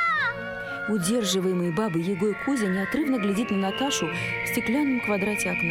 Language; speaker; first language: Russian; native; Russian